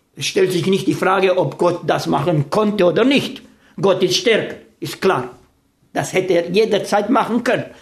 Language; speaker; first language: German; non-native, fluent; Romanian